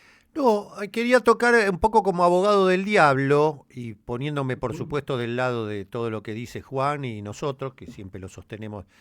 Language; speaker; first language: Spanish; native; Spanish